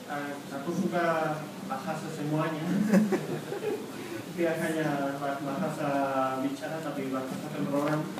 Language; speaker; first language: Indonesian; non-native, fluent; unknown